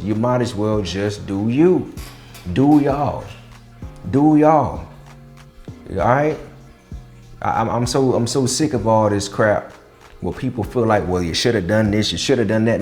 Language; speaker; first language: English; native; English